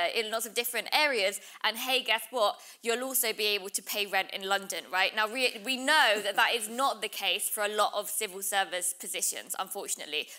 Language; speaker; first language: English; native; English